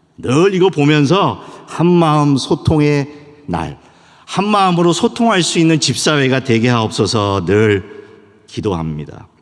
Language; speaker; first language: Korean; native; Korean